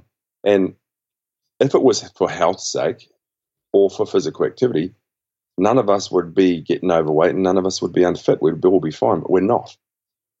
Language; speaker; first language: English; native; English